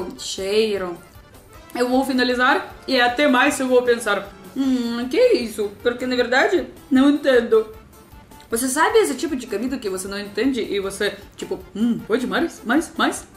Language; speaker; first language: Portuguese; non-native, learner; Russian